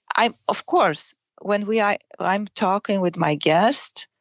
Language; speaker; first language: English; non-native, fluent; Romanian